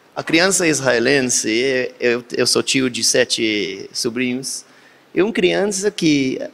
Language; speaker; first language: Portuguese; non-native, fluent; Hebrew